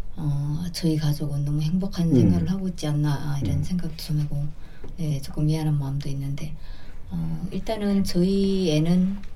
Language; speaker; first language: Korean; native; Korean